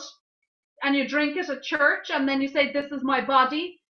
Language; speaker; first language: English; native; English